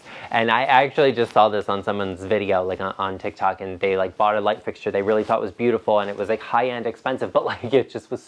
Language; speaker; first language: English; native; English